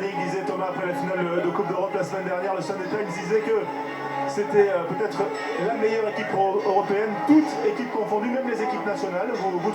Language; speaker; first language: French; native; French